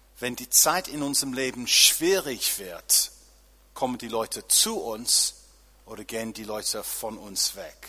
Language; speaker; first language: German; non-native, fluent; English